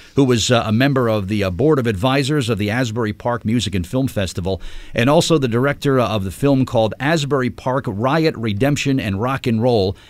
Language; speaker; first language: English; native; English